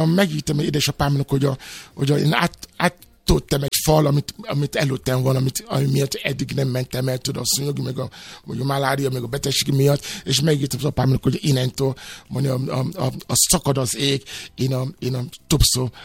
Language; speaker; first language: Hungarian; non-native, fluent; Yoruba